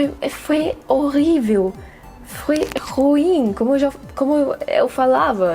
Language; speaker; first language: Portuguese; non-native, fluent; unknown